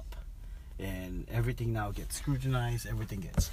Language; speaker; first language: English; non-native, local second language; Filipino